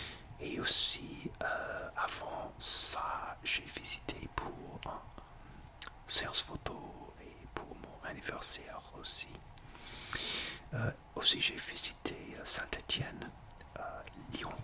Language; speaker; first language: French; non-native, learner; English